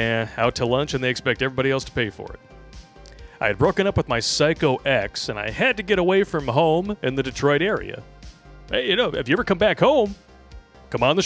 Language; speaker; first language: English; native; English